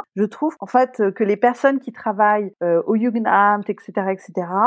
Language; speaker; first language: French; native; French